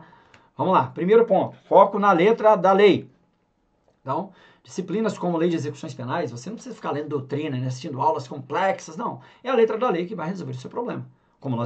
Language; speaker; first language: Portuguese; native; Portuguese